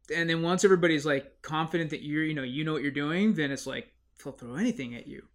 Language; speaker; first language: English; native; English